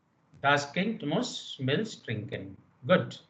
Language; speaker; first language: German; non-native, fluent; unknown